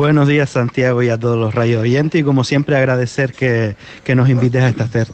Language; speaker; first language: Spanish; native; Spanish